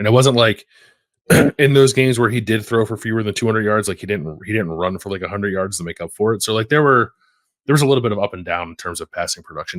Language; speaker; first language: English; native; English